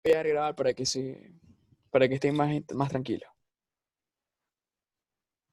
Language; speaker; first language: Spanish; native; Spanish